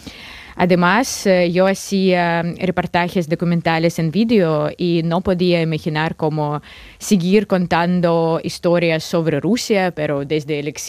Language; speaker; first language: Spanish; non-native, fluent; Russian